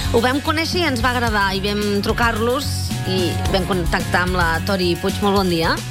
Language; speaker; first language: Catalan; native; Catalan